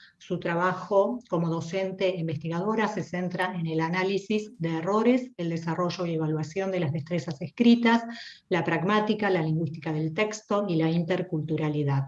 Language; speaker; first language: Spanish; native; Spanish